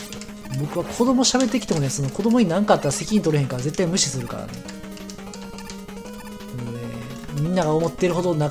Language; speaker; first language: Japanese; native; Japanese